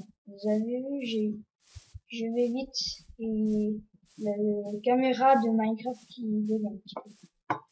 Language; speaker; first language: French; non-native, learner; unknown